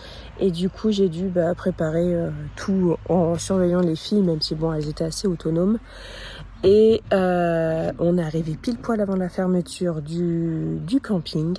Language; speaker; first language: French; native; French